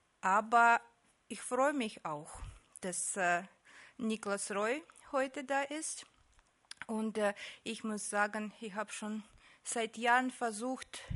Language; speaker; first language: German; non-native, fluent; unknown